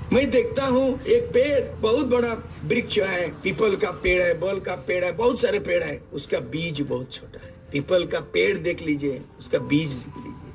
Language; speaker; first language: Hindi; non-native, local second language; Santali